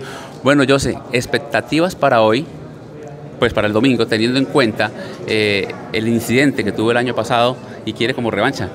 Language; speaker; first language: Spanish; native; Spanish